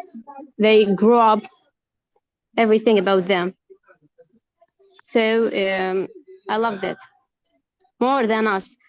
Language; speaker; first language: English; non-native, learner; Arabic